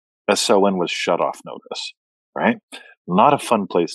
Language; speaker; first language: English; native; English